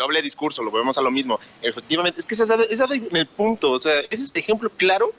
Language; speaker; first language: Spanish; native; Spanish